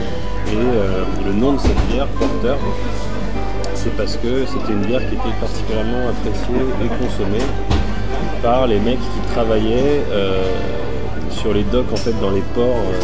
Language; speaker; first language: French; native; French